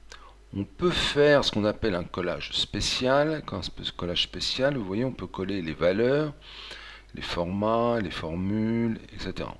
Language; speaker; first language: French; native; French